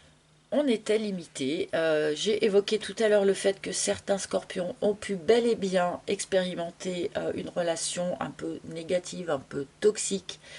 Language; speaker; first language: French; native; French